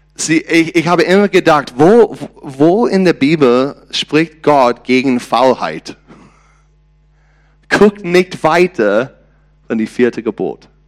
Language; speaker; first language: German; non-native, learner; English